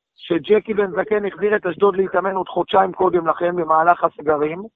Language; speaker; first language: Hebrew; native; Hebrew